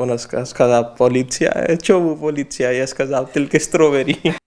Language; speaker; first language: Ukrainian; non-native, learner; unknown